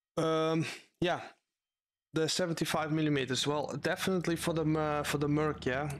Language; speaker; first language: English; non-native, fluent; Dutch